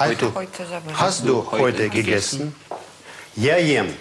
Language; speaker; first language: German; non-native, fluent; Russian